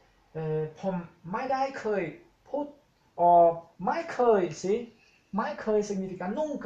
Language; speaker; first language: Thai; non-native, fluent; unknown